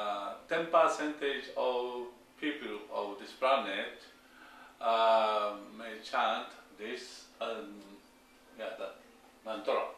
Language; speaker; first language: English; non-native, learner; Japanese